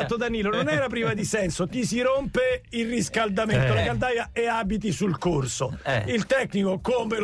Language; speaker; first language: Italian; native; Italian